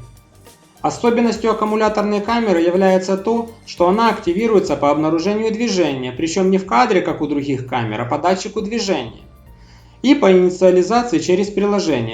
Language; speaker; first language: Russian; native; Russian